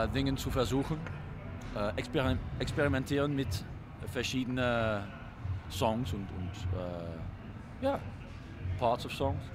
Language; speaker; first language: German; non-native, learner; Dutch